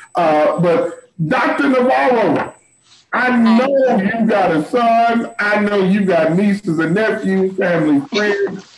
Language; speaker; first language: English; native; English